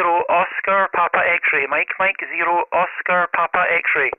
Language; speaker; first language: English; native; English